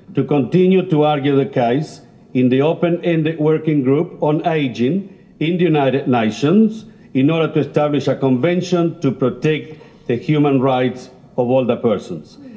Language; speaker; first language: English; non-native, fluent; Spanish